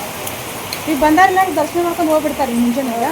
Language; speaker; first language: Kannada; native; Kannada